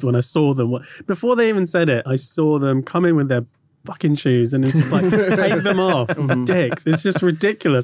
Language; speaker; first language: English; native; English